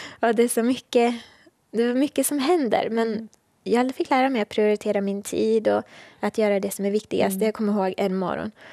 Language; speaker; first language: Swedish; early bilingual, other home language; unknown